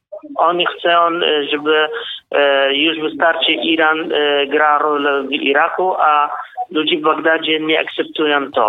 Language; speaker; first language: Polish; non-native, learner; Kurdish